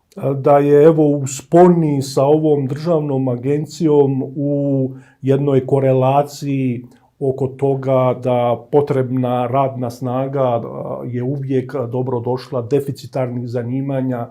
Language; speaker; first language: Bosnian; native; Bosnian